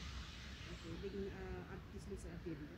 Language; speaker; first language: German; non-native, learner; Filipino